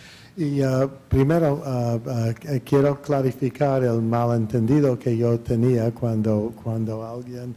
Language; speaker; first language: Spanish; non-native, fluent; English